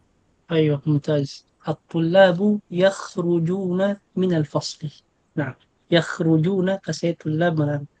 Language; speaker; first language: Arabic; non-native, fluent; Filipino